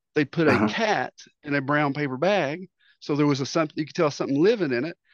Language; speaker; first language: English; native; English